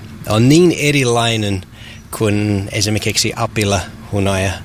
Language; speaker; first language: Finnish; non-native, learner; English